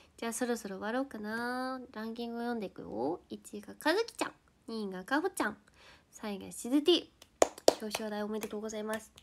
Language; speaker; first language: Japanese; native; Japanese